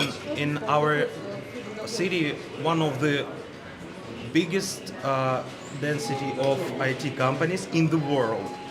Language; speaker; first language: English; non-native, learner; Russian